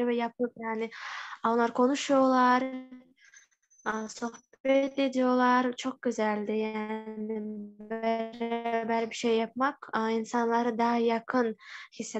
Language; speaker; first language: Turkish; non-native, learner; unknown